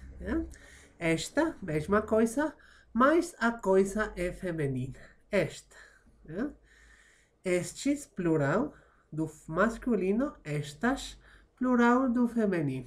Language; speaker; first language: Portuguese; non-native, fluent; Spanish